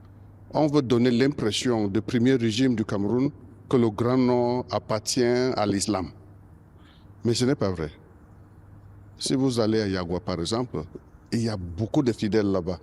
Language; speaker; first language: French; non-native, local second language; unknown